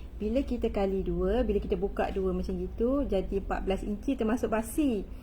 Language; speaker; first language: Malay; native; Malay